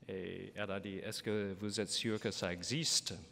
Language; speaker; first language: French; non-native, learner; English